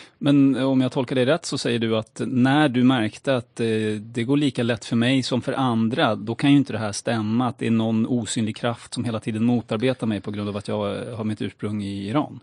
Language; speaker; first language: Swedish; native; Swedish